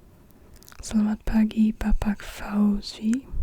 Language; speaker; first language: Indonesian; non-native, learner; German